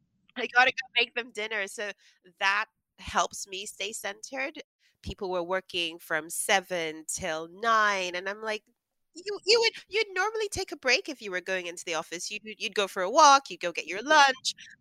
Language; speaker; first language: English; non-native, local second language; Yoruba